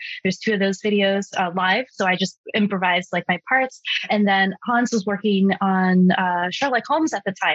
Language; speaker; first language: English; early bilingual, other home language; Chinese